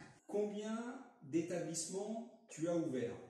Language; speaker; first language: French; native; French